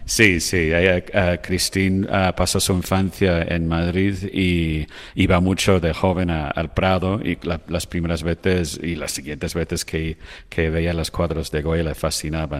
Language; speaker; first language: Spanish; non-native, fluent; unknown